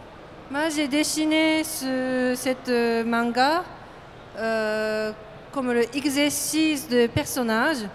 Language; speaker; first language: French; non-native, learner; Japanese